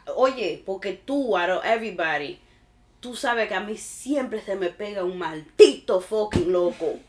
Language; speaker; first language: Spanish; early bilingual, heritage; Spanish